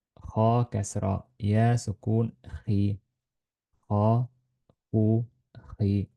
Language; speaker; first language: Arabic; non-native, fluent; Estonian